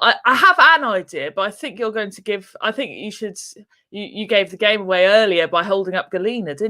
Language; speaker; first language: English; native; English